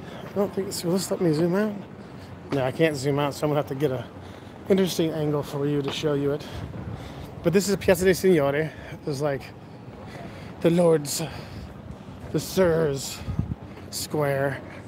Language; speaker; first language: English; native; English